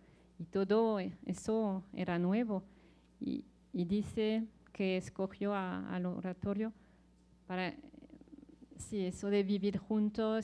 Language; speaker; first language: Spanish; non-native, fluent; French